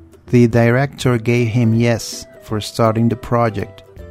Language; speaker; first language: English; non-native, fluent; Spanish